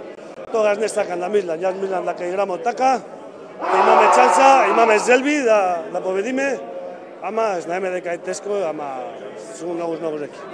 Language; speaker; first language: Macedonian; non-native, learner; Spanish